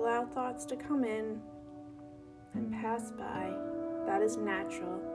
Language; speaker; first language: English; native; English